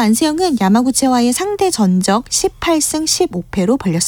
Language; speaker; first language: Korean; native; Korean